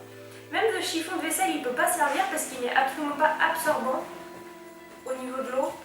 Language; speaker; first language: French; native; French